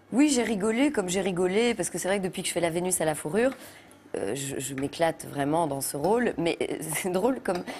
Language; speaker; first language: French; native; French